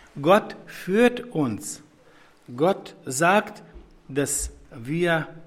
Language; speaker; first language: German; non-native, fluent; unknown